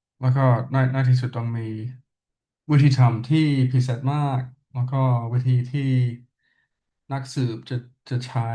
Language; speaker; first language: Thai; non-native, learner; English